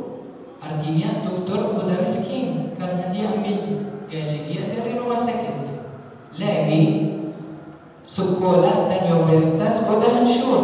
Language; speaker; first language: Indonesian; non-native, learner; Arabic